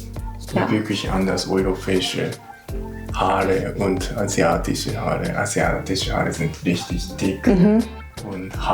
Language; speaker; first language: German; non-native, learner; Japanese